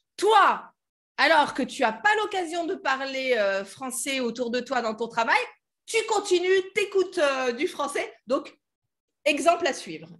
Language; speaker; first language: French; native; French